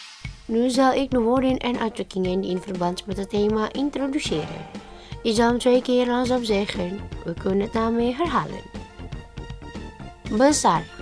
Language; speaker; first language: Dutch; non-native, learner; Indonesian